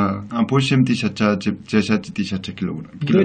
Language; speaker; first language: Russian; non-native, learner; Korean